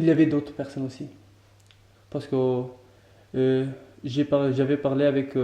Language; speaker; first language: French; non-native, learner; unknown